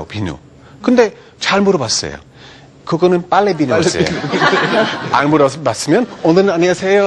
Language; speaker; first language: Korean; non-native, fluent; English